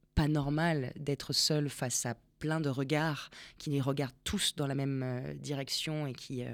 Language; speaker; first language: French; non-native, fluent; Spanish